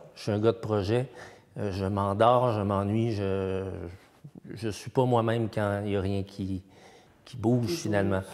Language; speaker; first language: French; native; French